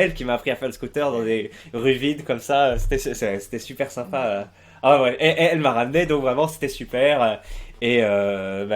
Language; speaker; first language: French; native; French